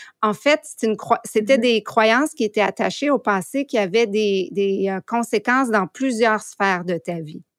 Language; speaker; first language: French; native; French